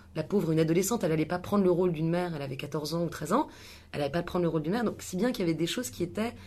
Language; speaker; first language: French; native; French